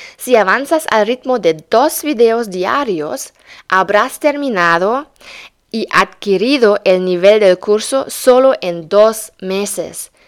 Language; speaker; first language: Spanish; non-native, fluent; German